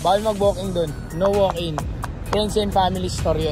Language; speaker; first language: Filipino; native; Filipino